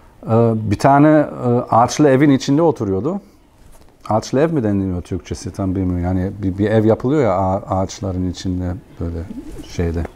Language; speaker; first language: Turkish; non-native, fluent; German